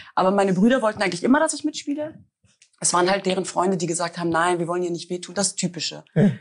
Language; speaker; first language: German; native; German